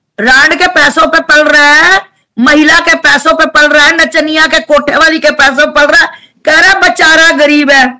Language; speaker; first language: Hindi; native; Hindi